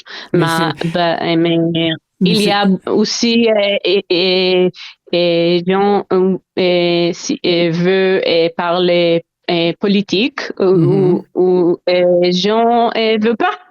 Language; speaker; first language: French; non-native, learner; Hebrew